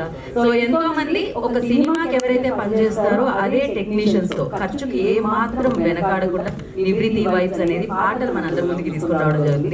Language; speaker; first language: Telugu; native; Telugu